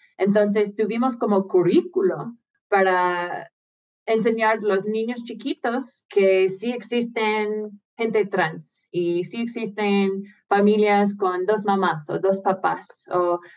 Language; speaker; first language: Spanish; non-native, fluent; English